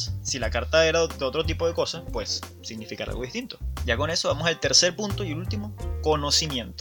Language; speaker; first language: Spanish; native; Spanish